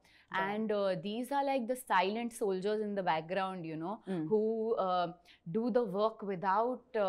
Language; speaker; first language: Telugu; non-native, learner; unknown